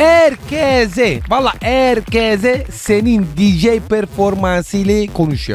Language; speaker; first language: Turkish; non-native, learner; Italian